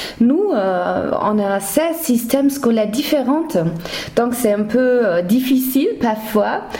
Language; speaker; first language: French; non-native, fluent; German